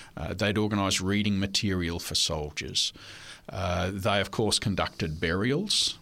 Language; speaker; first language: English; non-native, local second language; French